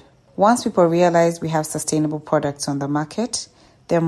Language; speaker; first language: English; non-native, local second language; Ganda